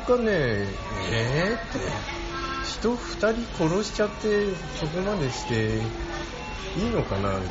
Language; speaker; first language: Japanese; native; Japanese